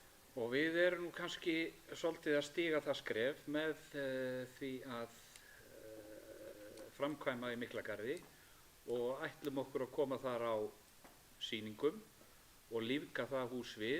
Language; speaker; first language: Icelandic; native; Icelandic